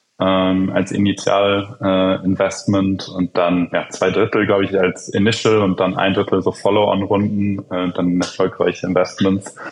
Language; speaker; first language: German; native; German